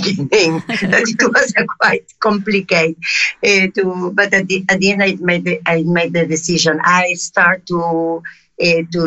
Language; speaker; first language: English; non-native, fluent; Spanish